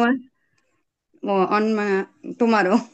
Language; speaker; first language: English; non-native, learner; Marathi